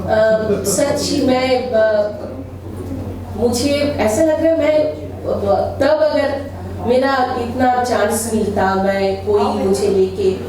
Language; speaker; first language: Hindi; non-native, local second language; Bangla